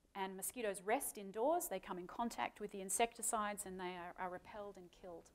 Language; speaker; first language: English; native; English